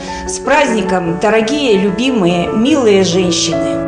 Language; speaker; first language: Russian; native; Russian